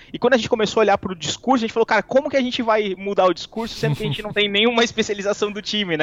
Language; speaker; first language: Portuguese; native; Portuguese